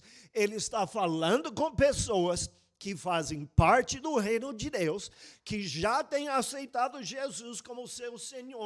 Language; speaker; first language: Portuguese; non-native, fluent; English